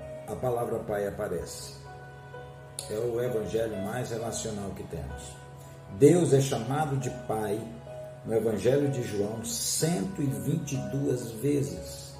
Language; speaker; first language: Portuguese; native; Portuguese